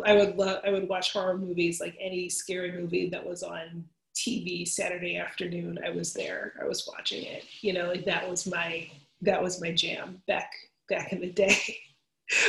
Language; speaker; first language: English; native; English